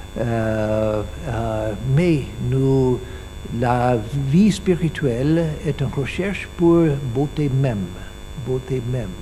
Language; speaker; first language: French; non-native, learner; English